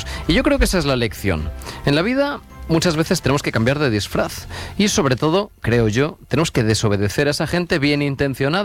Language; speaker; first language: Spanish; native; Spanish